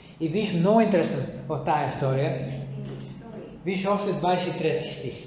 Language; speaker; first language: Bulgarian; non-native, fluent; English